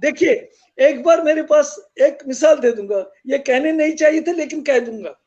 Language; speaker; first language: Hindi; non-native, local second language; Kashmiri